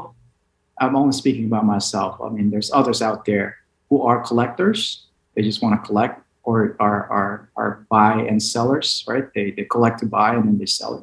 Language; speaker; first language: English; non-native, local second language; Filipino